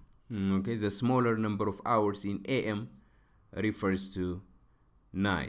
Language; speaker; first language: English; non-native, local second language; Amharic